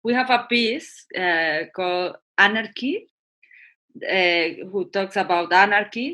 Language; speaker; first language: English; non-native, learner; Spanish